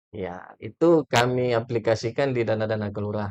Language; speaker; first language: Indonesian; native; Indonesian